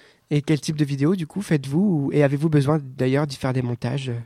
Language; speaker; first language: French; native; French